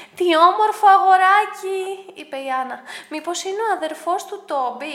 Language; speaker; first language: Greek; native; Greek